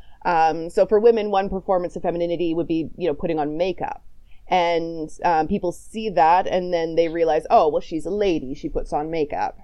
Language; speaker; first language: English; native; English